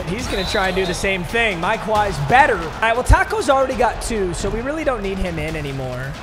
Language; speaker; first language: English; native; English